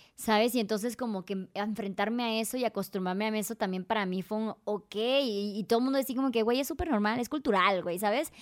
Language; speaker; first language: Spanish; native; Spanish